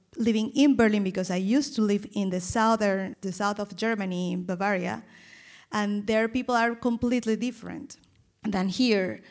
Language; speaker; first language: English; non-native, fluent; Spanish